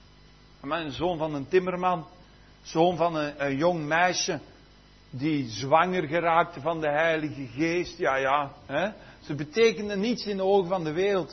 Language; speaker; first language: Dutch; native; Dutch